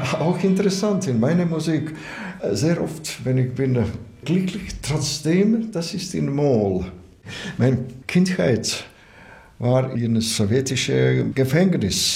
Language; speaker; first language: German; non-native, fluent; Latvian